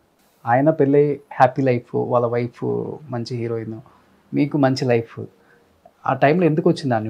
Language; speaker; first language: Telugu; native; Telugu